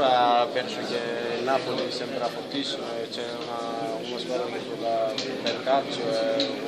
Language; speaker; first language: Italian; non-native, learner; Greek